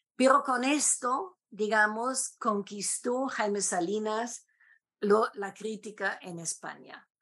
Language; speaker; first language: Spanish; non-native, fluent; German